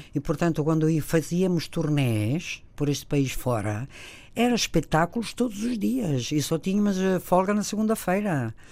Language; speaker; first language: Portuguese; non-native, fluent; Italian